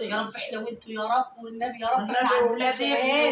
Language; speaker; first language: Arabic; native; Arabic